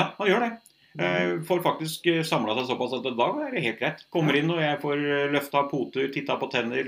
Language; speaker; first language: Norwegian; native; Norwegian